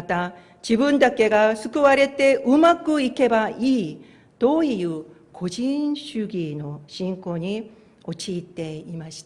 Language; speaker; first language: Japanese; non-native, fluent; Korean